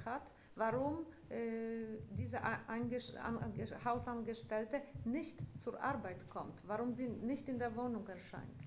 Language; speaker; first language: German; non-native, fluent; Polish